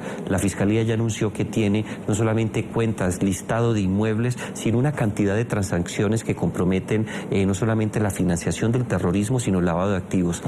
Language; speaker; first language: Spanish; native; Spanish